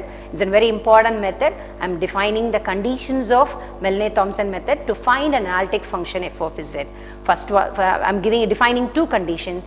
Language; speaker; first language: English; non-native, local second language; Tamil